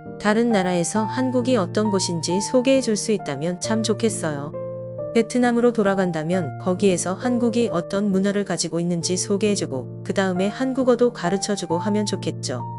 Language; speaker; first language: Korean; non-native, fluent; Vietnamese